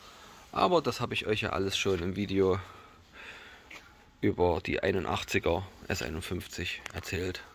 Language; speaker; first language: German; native; German